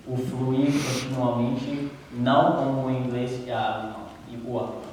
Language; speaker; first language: Portuguese; non-native, learner; English